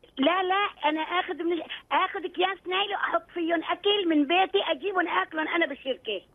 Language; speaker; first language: Arabic; native; Arabic